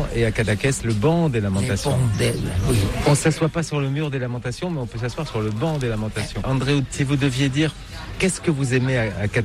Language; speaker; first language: French; native; French